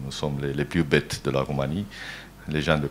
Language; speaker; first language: French; non-native, fluent; Romanian